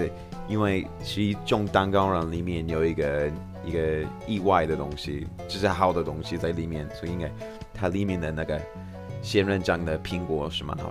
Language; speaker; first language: Chinese; non-native, fluent; English